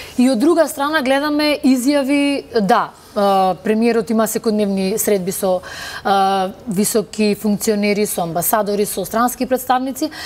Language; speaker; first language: Macedonian; native; Macedonian